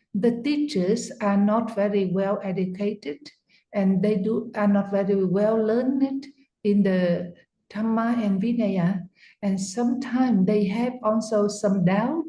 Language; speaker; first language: English; non-native, fluent; Vietnamese